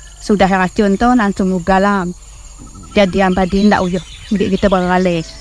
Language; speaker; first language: Indonesian; non-native, local second language; Malay